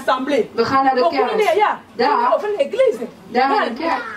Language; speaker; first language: Dutch; non-native, fluent; Lingala